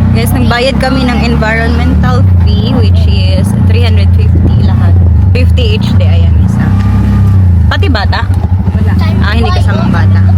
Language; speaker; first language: Filipino; non-native, local second language; Cebuano